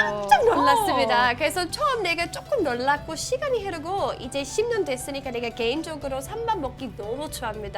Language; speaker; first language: Korean; non-native, fluent; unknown